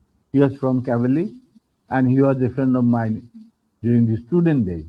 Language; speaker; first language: English; non-native, local second language; Bangla